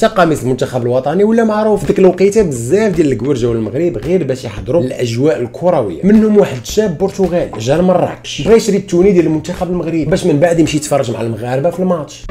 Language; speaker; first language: Arabic; native; Arabic